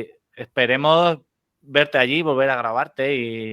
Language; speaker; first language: Spanish; native; Spanish